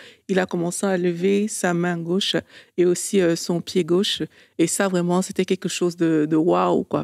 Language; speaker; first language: French; native; French